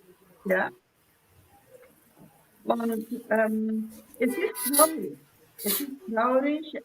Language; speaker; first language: German; non-native, fluent; Zaza